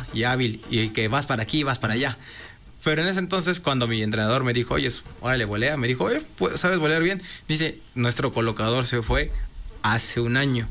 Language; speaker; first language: Spanish; native; Spanish